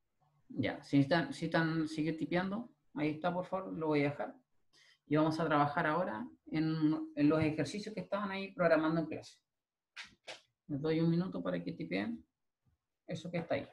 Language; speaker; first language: Spanish; native; Spanish